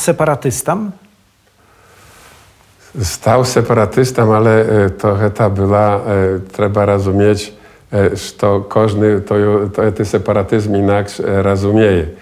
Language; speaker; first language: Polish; non-native, local second language; Belarusian